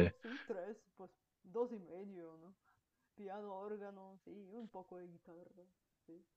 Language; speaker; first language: Spanish; non-native, fluent; Bulgarian